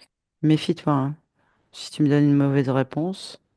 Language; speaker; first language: French; native; French